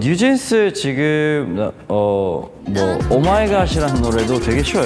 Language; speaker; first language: Korean; native; Korean